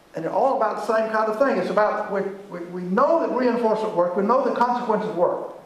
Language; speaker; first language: English; native; English